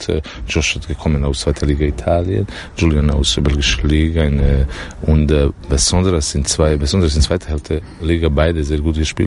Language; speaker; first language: German; non-native, learner; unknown